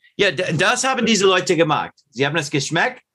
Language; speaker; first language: German; non-native, learner; English